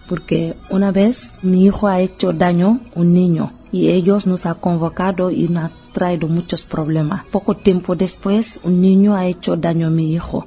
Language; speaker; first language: Spanish; non-native, learner; Wolof